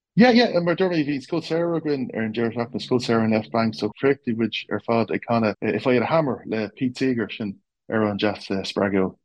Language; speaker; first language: Irish; non-native, local second language; English